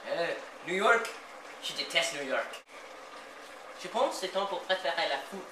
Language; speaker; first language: French; non-native, learner; English